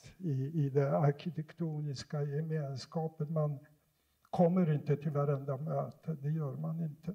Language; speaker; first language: Swedish; non-native, fluent; Polish